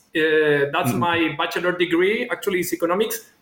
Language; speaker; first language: English; non-native, fluent; Spanish